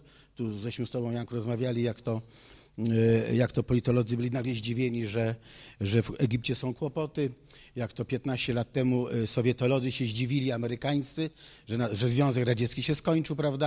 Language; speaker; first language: Polish; native; Polish